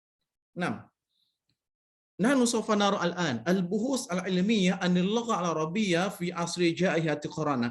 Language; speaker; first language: Arabic; non-native, fluent; Indonesian